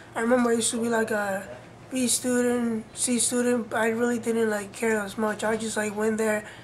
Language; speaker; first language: English; early bilingual, other home language; Spanish